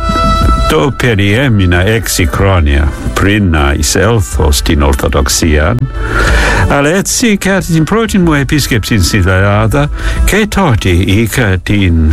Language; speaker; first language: Greek; non-native, fluent; English